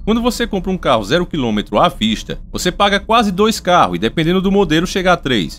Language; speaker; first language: Portuguese; native; Portuguese